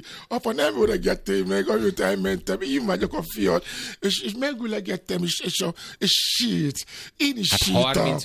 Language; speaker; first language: Hungarian; non-native, fluent; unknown